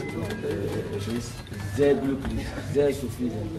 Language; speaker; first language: German; non-native, learner; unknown